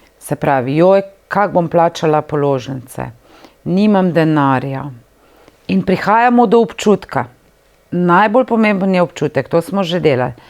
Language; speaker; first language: Slovenian; native; Slovenian